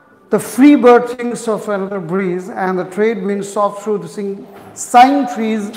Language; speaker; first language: English; non-native, local second language; Hindi